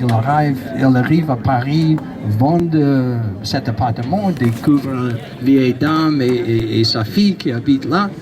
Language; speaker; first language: French; non-native, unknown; English